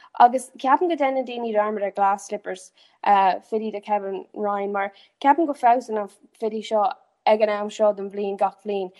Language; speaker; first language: Irish; non-native, local second language; English